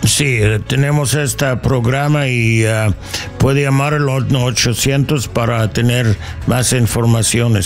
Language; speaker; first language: Spanish; non-native, learner; English